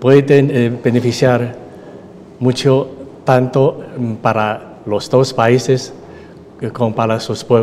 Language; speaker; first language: Spanish; non-native, fluent; Chinese